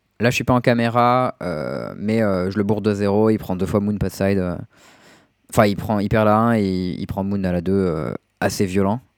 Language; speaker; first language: French; native; French